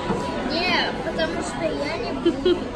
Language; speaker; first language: Russian; early bilingual, heritage; Russian